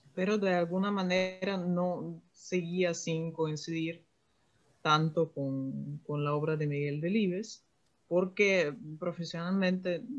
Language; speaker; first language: Spanish; non-native, fluent; Russian